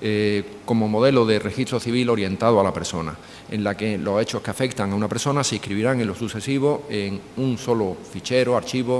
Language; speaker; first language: Spanish; native; Spanish